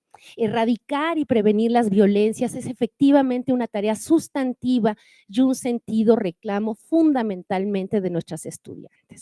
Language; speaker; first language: Spanish; native; Spanish